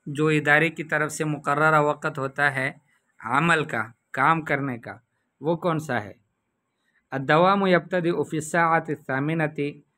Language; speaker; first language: Urdu; native; Urdu